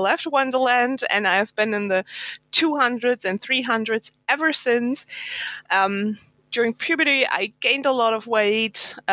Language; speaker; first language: English; non-native, fluent; German